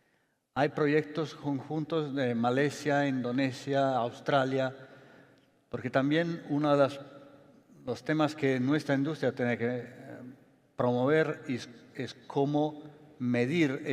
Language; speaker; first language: Spanish; non-native, fluent; Italian